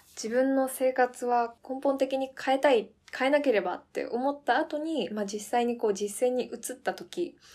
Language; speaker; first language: Japanese; early bilingual, heritage; Japanese